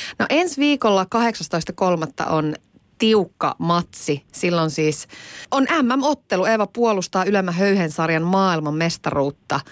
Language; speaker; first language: Finnish; native; Finnish